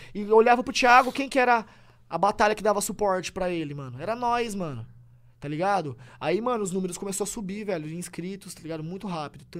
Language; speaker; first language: Portuguese; native; Portuguese